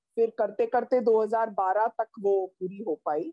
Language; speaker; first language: Hindi; native; Hindi